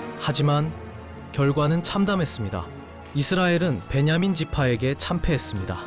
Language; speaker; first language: Korean; native; Korean